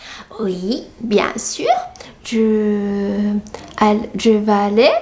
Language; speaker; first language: French; non-native, learner; Japanese